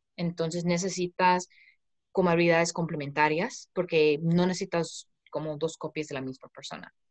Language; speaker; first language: Spanish; non-native, fluent; English